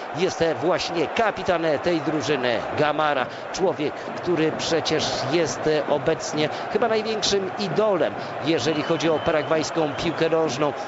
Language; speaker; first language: Polish; native; Polish